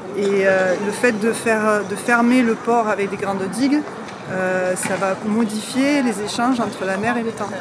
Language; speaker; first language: French; native; French